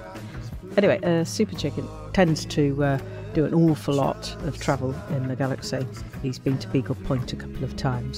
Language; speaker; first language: English; native; English